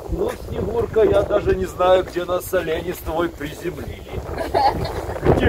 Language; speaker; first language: Russian; native; Russian